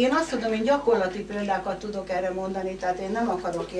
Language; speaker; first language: Hungarian; native; Hungarian